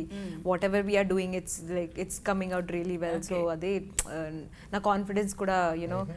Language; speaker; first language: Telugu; non-native, learner; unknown